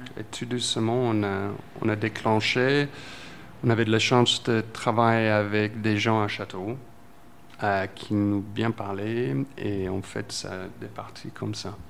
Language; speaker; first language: French; non-native, fluent; English